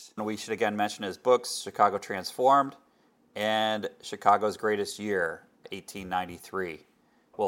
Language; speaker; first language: English; native; English